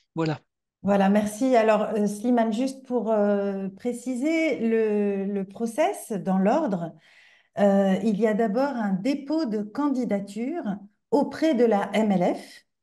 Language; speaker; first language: French; native; French